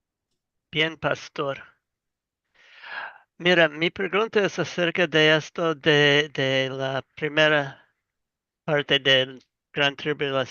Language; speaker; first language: Spanish; non-native, learner; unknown